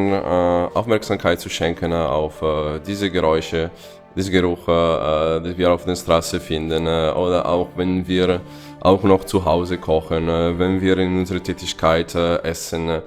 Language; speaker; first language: German; non-native, fluent; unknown